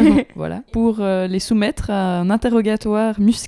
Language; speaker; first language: French; native; French